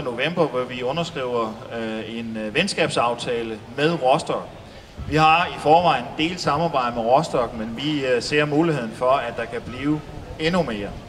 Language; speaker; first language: Danish; native; Danish